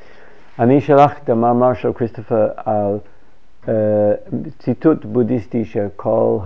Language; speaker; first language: Hebrew; non-native, fluent; English